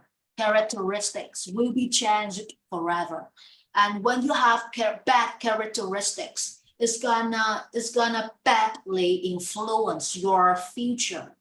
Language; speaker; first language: English; non-native, fluent; Vietnamese